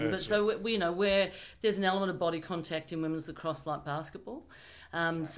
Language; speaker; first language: English; native; English